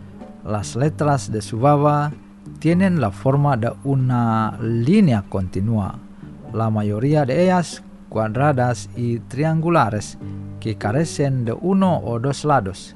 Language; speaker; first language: Spanish; non-native, fluent; Indonesian